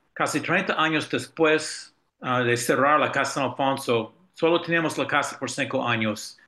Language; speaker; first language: Spanish; non-native, fluent; English